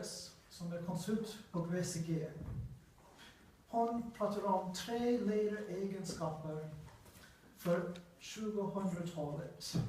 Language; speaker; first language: Swedish; non-native, learner; English